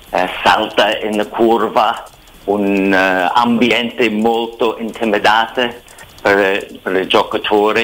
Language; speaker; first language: Italian; non-native, fluent; English